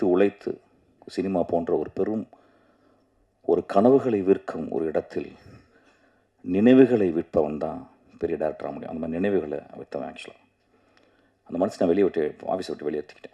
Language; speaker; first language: Tamil; native; Tamil